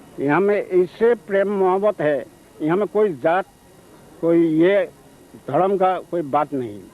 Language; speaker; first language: Hindi; non-native, local second language; Assamese